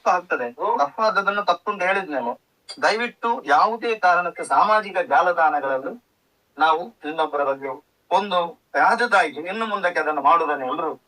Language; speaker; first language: Kannada; non-native, local second language; Tulu